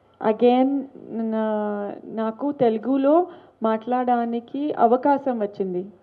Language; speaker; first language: Telugu; non-native, learner; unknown